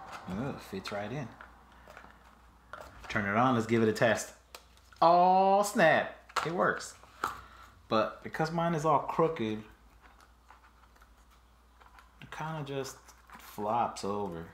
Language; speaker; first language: English; early bilingual, other home language; Spanish